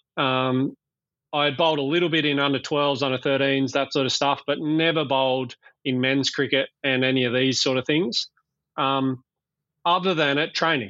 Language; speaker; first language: English; native; English